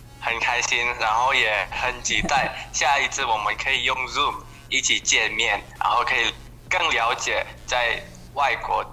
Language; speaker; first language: Chinese; non-native, fluent; Indonesian